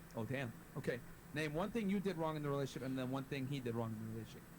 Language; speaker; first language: English; native; English